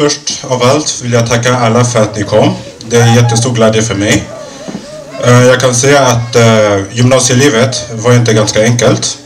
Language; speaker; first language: Swedish; early bilingual, other home language; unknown